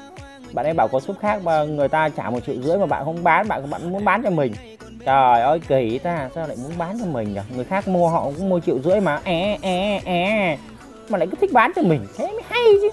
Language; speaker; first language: Vietnamese; native; Vietnamese